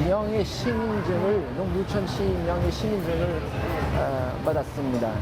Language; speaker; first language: Korean; non-native, fluent; French